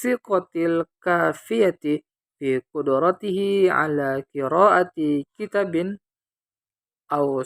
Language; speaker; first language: Arabic; non-native, learner; Indonesian